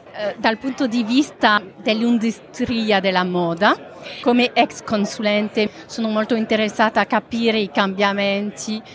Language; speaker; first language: Italian; non-native, fluent; French